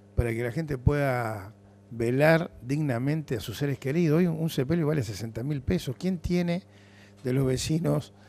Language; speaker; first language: Spanish; native; Spanish